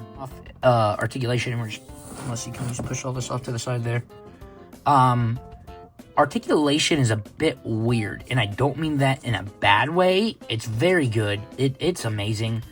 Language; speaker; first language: English; native; English